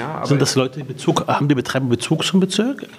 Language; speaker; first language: German; native; German